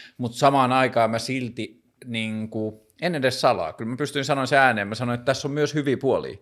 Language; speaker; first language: Finnish; native; Finnish